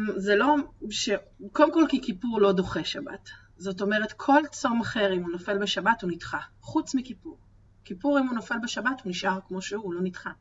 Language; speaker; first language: Hebrew; native; Hebrew